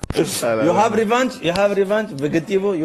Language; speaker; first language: English; non-native, learner; Arabic